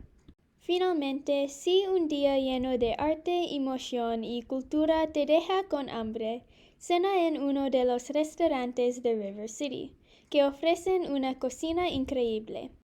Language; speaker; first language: Spanish; non-native, learner; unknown